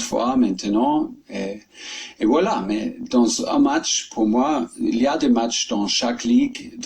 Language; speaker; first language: French; non-native, learner; German